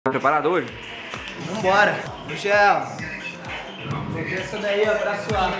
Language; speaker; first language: Portuguese; native; Portuguese